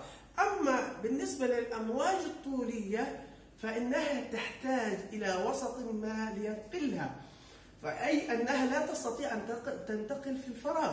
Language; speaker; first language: Arabic; native; Arabic